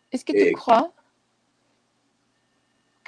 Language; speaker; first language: French; non-native, learner; Spanish